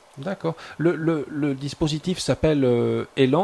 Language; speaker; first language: French; native; French